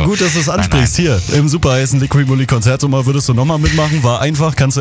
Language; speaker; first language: German; native; German